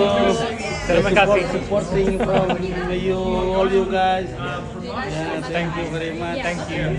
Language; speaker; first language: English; non-native, learner; Indonesian